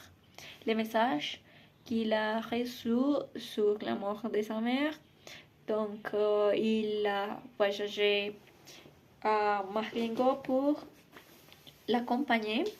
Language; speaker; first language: French; non-native, learner; Spanish